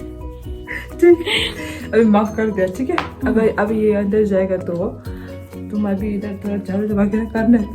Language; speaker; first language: Hindi; non-native, local second language; Tibetan